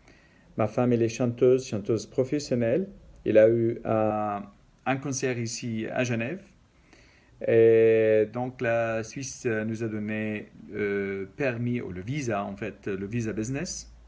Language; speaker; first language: French; non-native, learner; Arabic